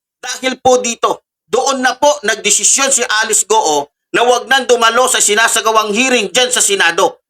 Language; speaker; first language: Filipino; native; Filipino